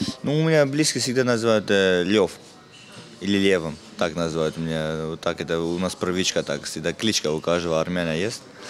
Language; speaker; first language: Russian; non-native, fluent; Armenian